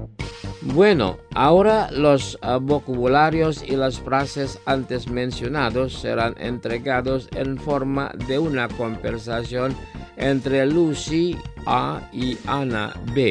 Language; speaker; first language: Spanish; non-native, fluent; Indonesian